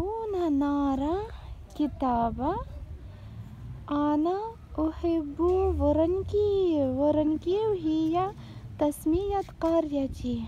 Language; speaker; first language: Arabic; non-native, fluent; Ukrainian